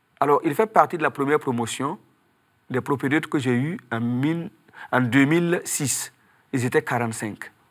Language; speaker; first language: French; non-native, local second language; Mossi